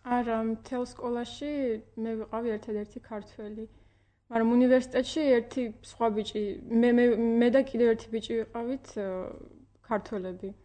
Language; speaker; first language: Georgian; early bilingual, heritage; Georgian